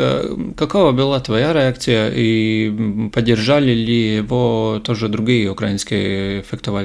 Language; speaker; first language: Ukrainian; non-native, learner; Russian